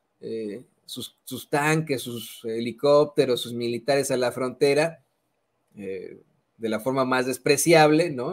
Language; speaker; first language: Spanish; native; Spanish